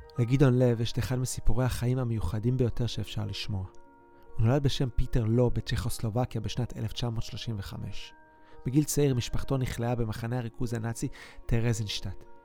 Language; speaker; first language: Hebrew; native; Hebrew